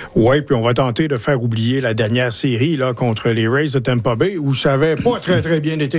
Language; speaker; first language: French; native; French